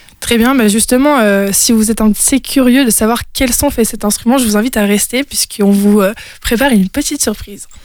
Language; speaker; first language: French; native; French